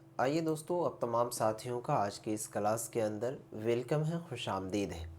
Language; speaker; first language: Urdu; native; Urdu